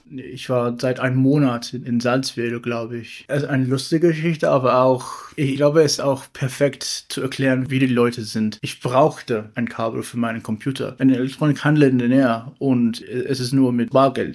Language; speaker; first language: German; non-native, learner; English